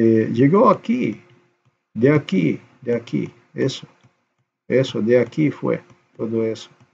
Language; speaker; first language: Spanish; non-native, learner; Slovenian